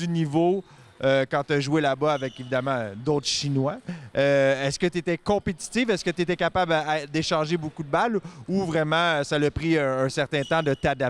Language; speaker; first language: French; native; French